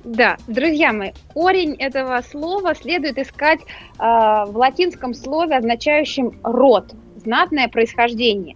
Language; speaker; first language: Russian; native; Russian